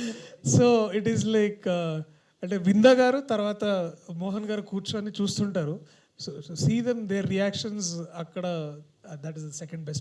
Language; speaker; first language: Telugu; native; Telugu